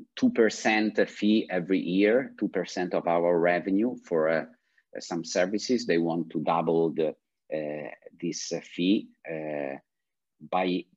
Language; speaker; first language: English; non-native, fluent; Italian